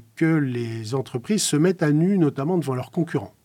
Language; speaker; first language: French; native; French